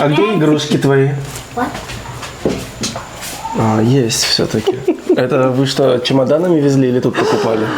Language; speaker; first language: Russian; native; Russian